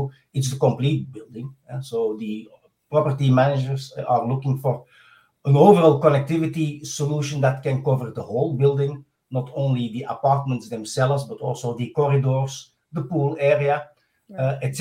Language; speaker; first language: English; non-native, fluent; Dutch